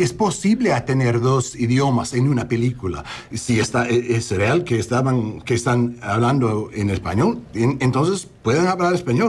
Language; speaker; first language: Spanish; non-native, learner; English